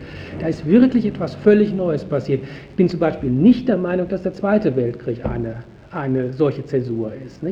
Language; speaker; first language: German; native; German